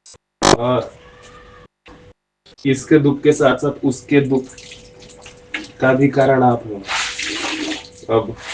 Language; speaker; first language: Hindi; native; Hindi